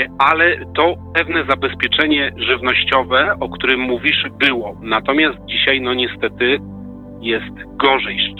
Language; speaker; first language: Polish; native; Polish